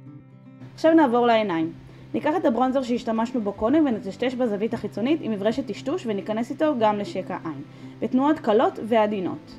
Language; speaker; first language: Hebrew; native; Hebrew